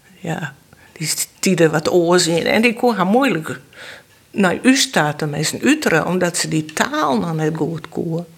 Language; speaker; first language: Dutch; non-native, local second language; Western Frisian